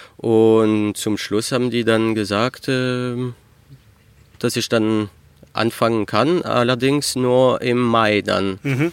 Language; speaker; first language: German; early bilingual, heritage; French